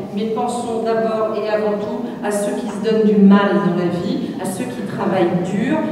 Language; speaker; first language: French; native; French